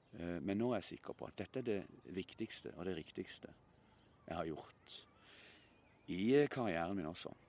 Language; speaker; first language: Norwegian; native; Norwegian